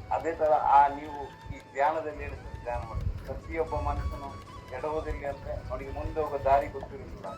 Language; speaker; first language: Kannada; non-native, local second language; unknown